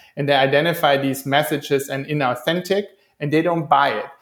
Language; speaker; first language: English; non-native, fluent; German